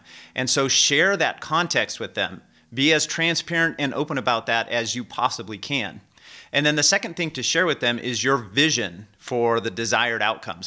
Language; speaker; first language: English; native; English